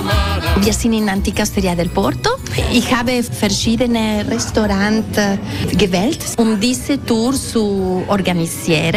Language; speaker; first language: German; non-native, learner; Italian